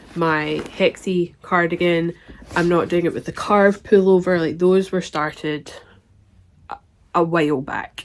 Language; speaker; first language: English; native; English